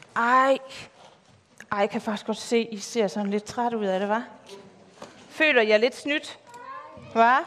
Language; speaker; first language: Danish; native; Danish